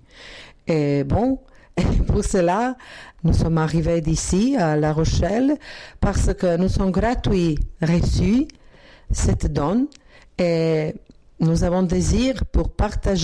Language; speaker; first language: French; non-native, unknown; Croatian